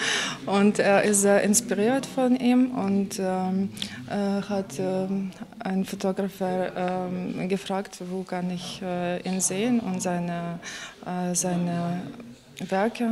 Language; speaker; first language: German; non-native, learner; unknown